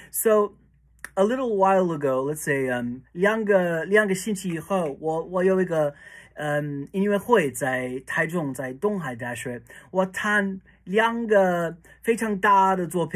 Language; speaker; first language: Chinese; non-native, learner; English